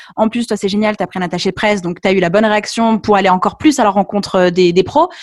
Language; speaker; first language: French; native; French